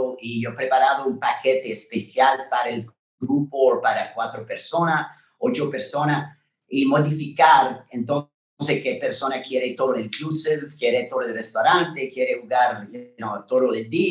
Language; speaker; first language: Spanish; non-native, learner; French